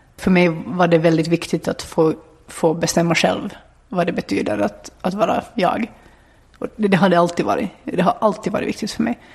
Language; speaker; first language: Swedish; native; Swedish